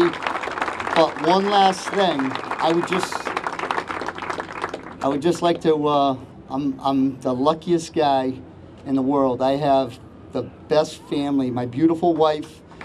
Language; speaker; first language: English; early bilingual, other home language; Portuguese